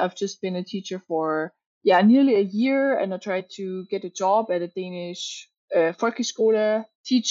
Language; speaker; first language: English; non-native, fluent; German